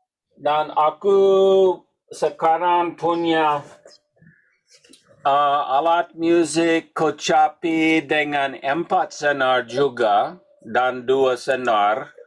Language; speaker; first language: Indonesian; non-native, learner; English